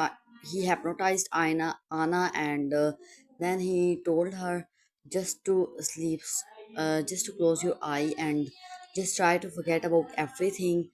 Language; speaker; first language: English; non-native, local second language; Urdu